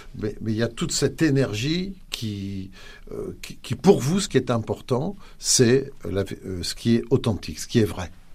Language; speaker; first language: French; native; French